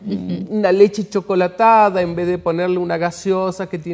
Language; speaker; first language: Spanish; native; Spanish